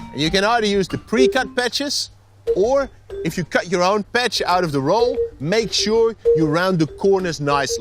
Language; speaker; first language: English; native; English